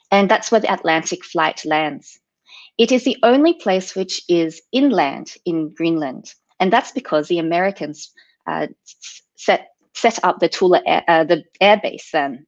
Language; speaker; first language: English; native; English